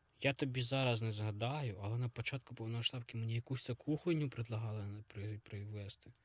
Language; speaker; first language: Ukrainian; native; Ukrainian